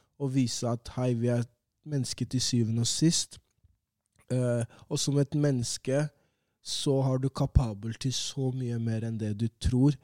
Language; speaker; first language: Norwegian; early bilingual, other home language; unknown